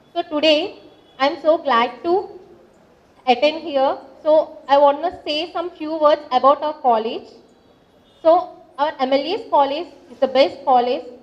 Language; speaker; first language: English; non-native, local second language; Telugu